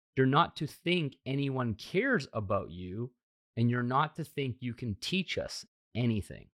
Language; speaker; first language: English; early bilingual, heritage; Hungarian